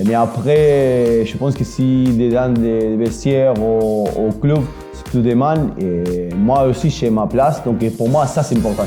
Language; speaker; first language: French; non-native, fluent; Spanish